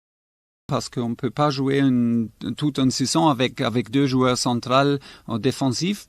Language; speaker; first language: French; non-native, fluent; German